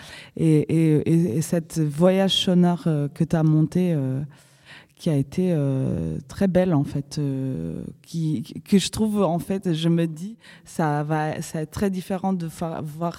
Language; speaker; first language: French; non-native, fluent; Portuguese